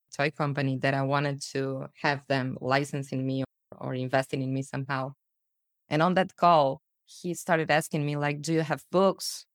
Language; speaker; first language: English; early bilingual, other home language; Portuguese